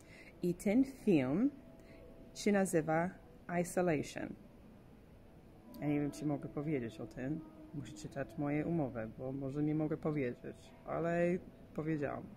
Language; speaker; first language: Polish; early bilingual, heritage; English